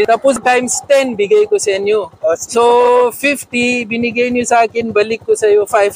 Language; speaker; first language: Filipino; non-native, learner; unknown